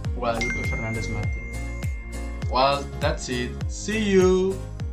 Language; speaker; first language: English; non-native, learner; Spanish